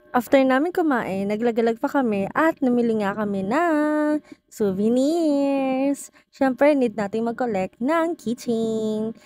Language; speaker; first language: Filipino; non-native, local second language; Bikol